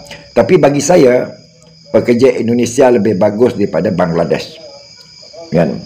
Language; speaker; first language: Malay; native; Malay